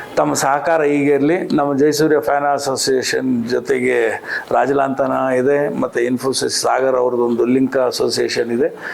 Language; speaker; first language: Kannada; native; Kannada